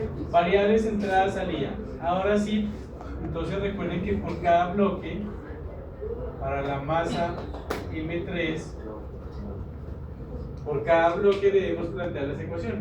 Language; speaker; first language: Spanish; native; Spanish